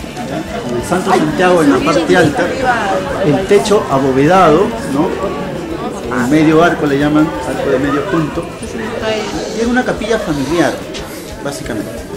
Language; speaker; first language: Spanish; native; Spanish